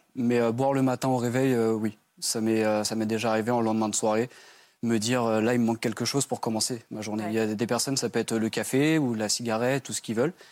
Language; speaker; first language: French; native; French